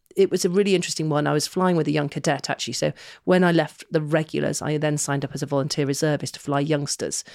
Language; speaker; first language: English; native; English